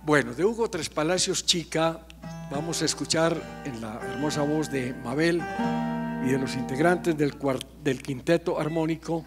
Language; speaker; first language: Spanish; native; Spanish